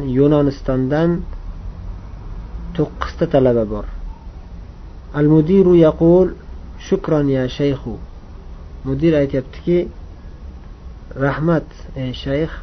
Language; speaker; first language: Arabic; non-native, fluent; Uzbek